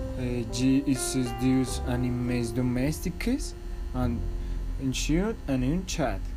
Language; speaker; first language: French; non-native, learner; Spanish